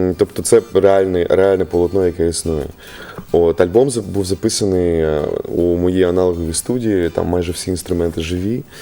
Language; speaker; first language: Ukrainian; non-native, local second language; Russian